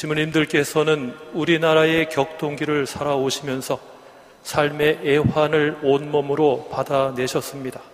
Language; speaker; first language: Korean; native; Korean